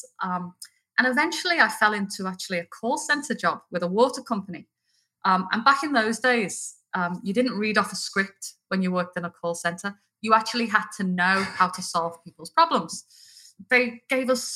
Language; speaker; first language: English; native; English